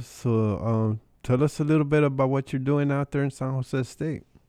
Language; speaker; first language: English; early bilingual, other home language; Spanish